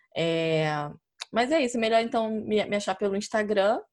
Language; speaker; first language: Portuguese; native; Portuguese